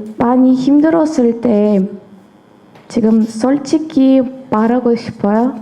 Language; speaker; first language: Korean; non-native, learner; Uzbek